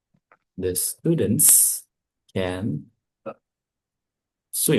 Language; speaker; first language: English; non-native, fluent; Indonesian